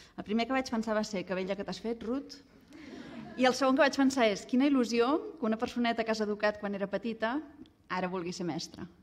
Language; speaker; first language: Catalan; native; Catalan